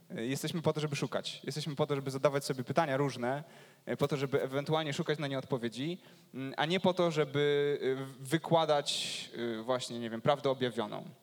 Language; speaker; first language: Polish; native; Polish